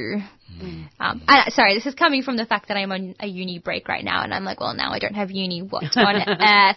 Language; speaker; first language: English; non-native, local second language; Gujarati